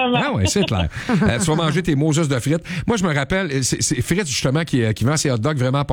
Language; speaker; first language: French; native; French